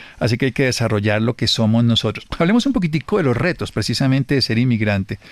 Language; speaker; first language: Spanish; native; Spanish